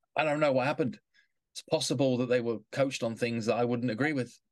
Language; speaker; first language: English; native; English